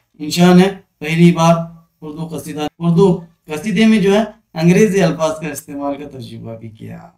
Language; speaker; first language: Urdu; native; Urdu